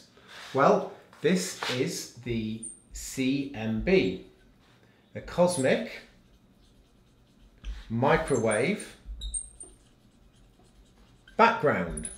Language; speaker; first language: English; native; English